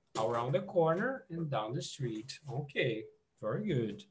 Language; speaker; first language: English; non-native, fluent; Portuguese